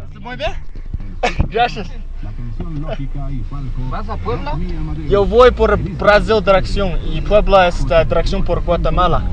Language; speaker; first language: Spanish; non-native, learner; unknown